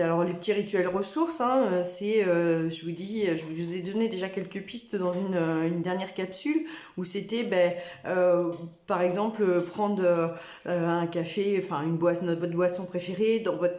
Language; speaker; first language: French; native; French